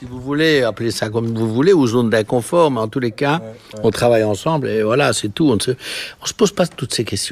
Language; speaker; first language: French; native; French